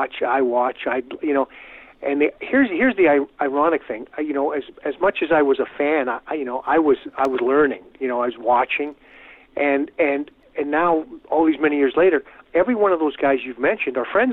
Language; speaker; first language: English; native; English